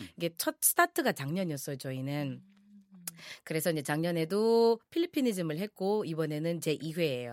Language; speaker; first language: Korean; non-native, fluent; Filipino